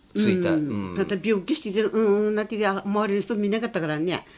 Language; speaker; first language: Japanese; native; Japanese